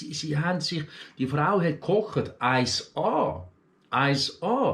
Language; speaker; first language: German; early bilingual, other home language; Turkish